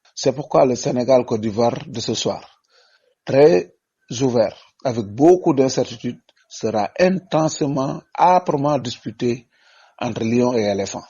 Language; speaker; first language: French; non-native, local second language; Wolof